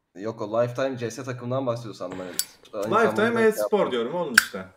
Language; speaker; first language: Turkish; native; Turkish